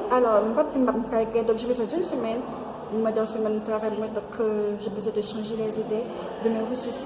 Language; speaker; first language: French; non-native, local second language; Haitian Creole